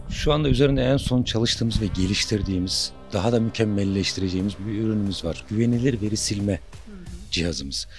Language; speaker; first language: Turkish; native; Turkish